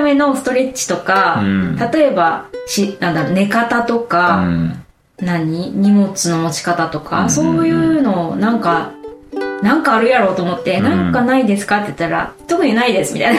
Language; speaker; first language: Japanese; native; Japanese